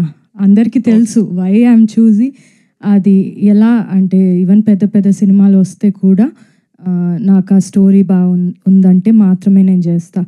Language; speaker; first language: Telugu; non-native, fluent; Tamil